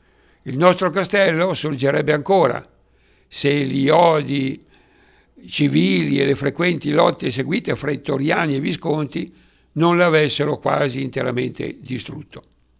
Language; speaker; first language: Italian; native; Italian